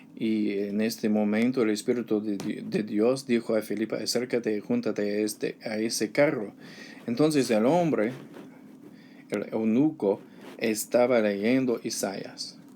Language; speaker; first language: Spanish; non-native, learner; English